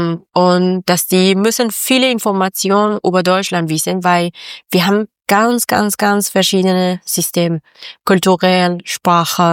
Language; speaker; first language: German; non-native, learner; Persian